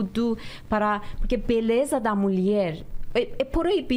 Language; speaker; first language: Portuguese; non-native, learner; Persian